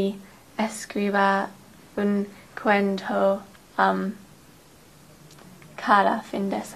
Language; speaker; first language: Spanish; non-native, learner; English